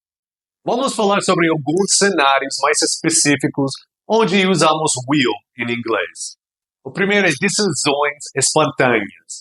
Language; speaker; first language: Portuguese; non-native, fluent; English